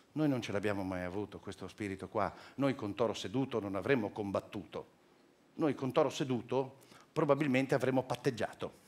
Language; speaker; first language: Italian; native; Italian